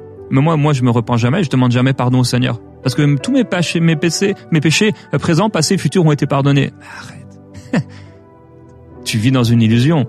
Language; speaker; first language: French; native; French